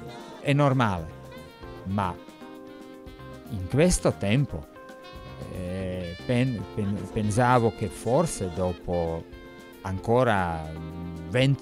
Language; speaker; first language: Italian; non-native, learner; Slovak